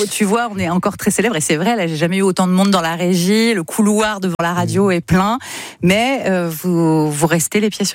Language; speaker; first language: French; native; French